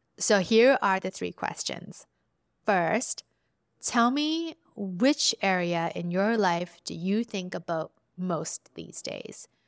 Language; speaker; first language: English; early bilingual, other home language; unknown